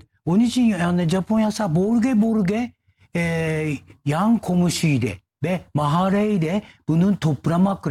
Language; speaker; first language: Turkish; non-native, learner; Japanese